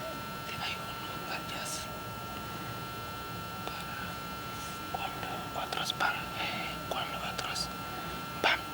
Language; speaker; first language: Spanish; non-native, learner; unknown